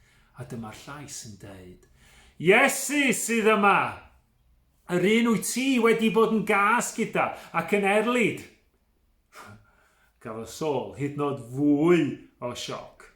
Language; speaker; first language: Welsh; native; Welsh